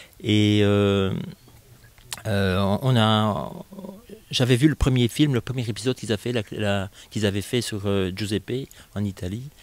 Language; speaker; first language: French; native; French